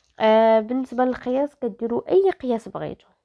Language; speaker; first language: Arabic; native; Arabic